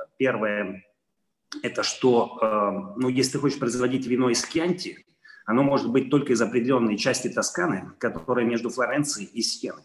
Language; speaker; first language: Russian; non-native, fluent; Italian